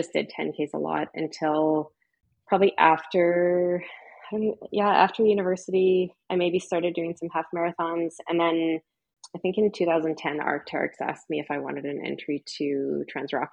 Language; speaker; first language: English; native; English